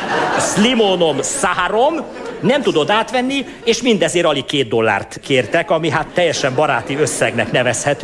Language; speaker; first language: Hungarian; native; Hungarian